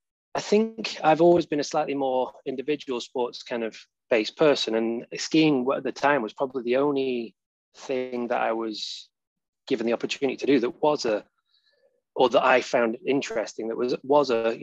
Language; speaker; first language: English; native; English